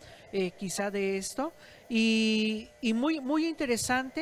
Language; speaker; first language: Spanish; native; Spanish